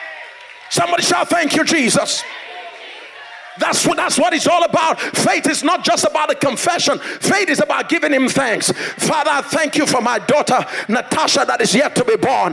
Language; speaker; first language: English; non-native, local second language; Yoruba